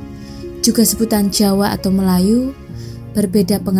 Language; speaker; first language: Indonesian; native; Indonesian